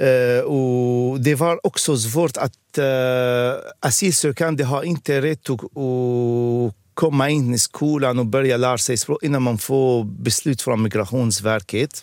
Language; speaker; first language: Swedish; non-native, fluent; Arabic